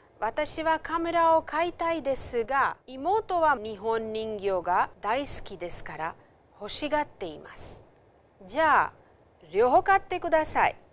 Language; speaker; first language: Japanese; non-native, fluent; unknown